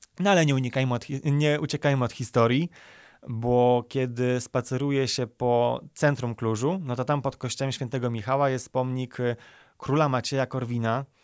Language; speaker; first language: Polish; native; Polish